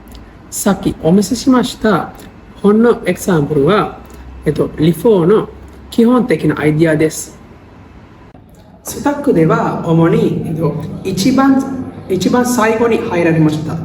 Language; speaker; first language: Japanese; non-native, learner; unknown